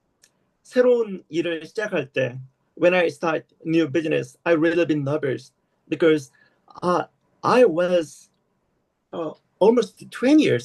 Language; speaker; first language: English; non-native, learner; Korean